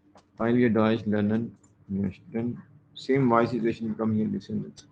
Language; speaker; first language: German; non-native, learner; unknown